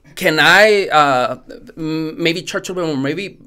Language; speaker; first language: English; non-native, fluent; Spanish